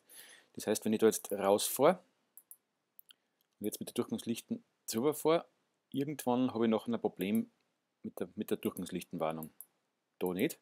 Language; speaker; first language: German; native; German